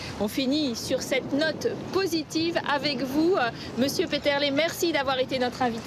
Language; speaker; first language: French; native; French